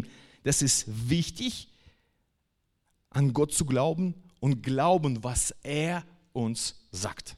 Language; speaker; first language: German; non-native, fluent; Russian